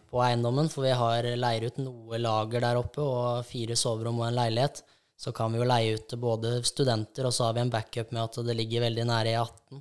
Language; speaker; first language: Norwegian; native; Norwegian